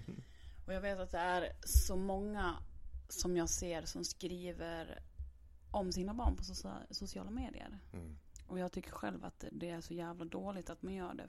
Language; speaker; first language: Swedish; native; Swedish